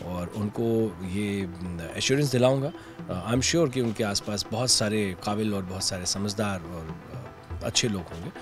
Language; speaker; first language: Hindi; native; Hindi